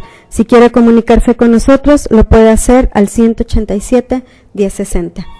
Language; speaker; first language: Spanish; native; Spanish